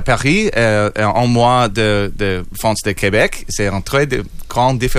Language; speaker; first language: French; non-native, learner; English